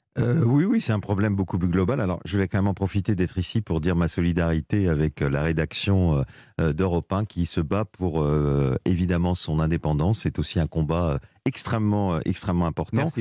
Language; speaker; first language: French; native; French